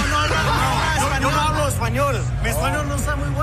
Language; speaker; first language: Spanish; early bilingual, heritage; Spanish